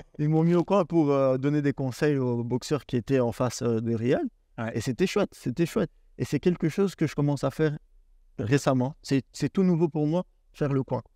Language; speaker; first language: French; native; French